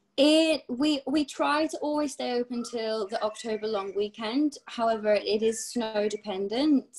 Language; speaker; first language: English; native; English